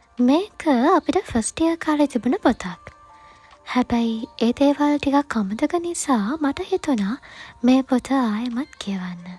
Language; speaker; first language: Sinhala; native; Sinhala